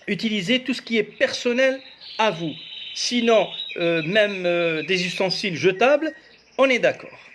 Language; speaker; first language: French; non-native, local second language; Arabic